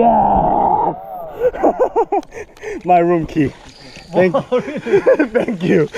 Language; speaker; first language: English; non-native, learner; Korean